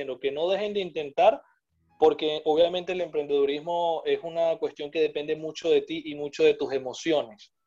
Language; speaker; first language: Spanish; native; Spanish